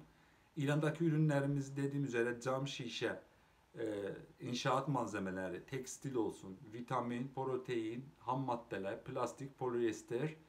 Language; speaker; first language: Turkish; non-native, local second language; Azerbaijani